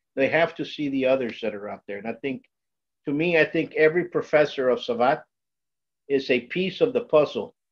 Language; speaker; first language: English; native; English